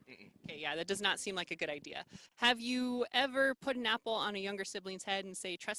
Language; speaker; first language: English; native; English